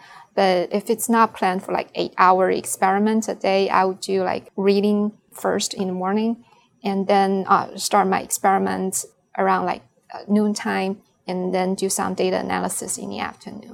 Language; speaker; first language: English; non-native, fluent; Chinese